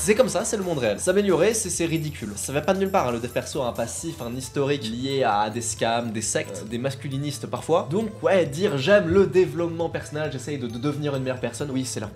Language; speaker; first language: French; native; French